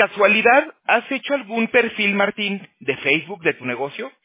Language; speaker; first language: Spanish; native; Spanish